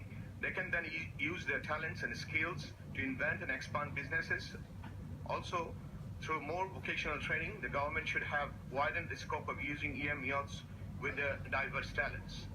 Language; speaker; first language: English; non-native, local second language; Bangla